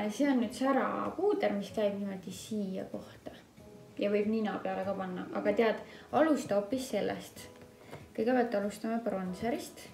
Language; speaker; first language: Estonian; native; Estonian